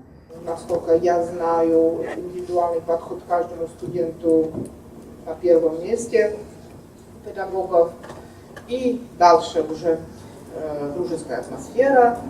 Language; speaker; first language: Russian; non-native, fluent; Czech